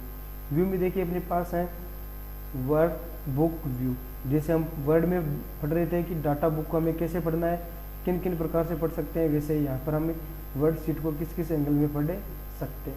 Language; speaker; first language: Hindi; native; Hindi